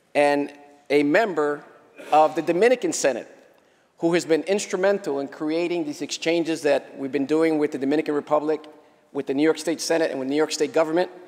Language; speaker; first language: English; early bilingual, other home language; Spanish